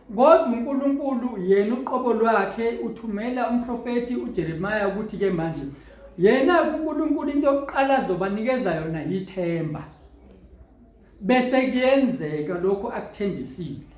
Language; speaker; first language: Zulu; native; Zulu